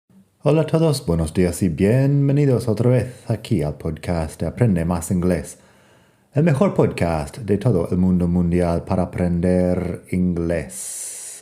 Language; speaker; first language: Spanish; non-native, fluent; English